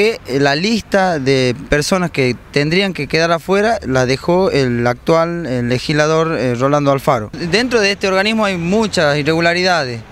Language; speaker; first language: Spanish; native; Spanish